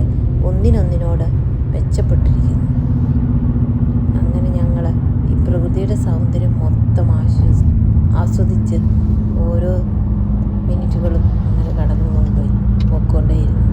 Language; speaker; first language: Malayalam; native; Malayalam